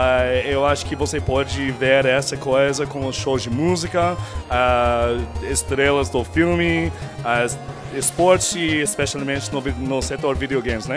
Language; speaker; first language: Portuguese; non-native, fluent; English